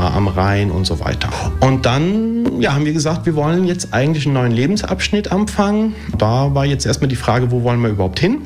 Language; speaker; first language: German; early bilingual, other home language; Italian